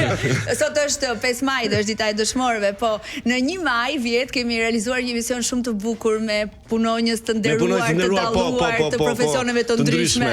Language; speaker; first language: Albanian; native; Albanian